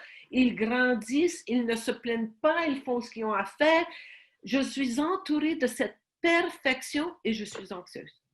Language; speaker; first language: French; non-native, fluent; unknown